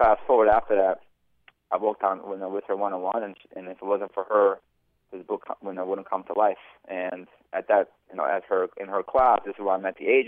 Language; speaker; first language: English; early bilingual, other home language; Bosnian